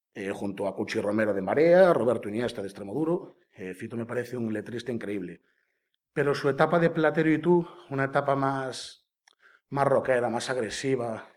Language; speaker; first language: Spanish; native; Spanish